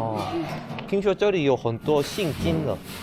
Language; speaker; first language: Chinese; non-native, fluent; Korean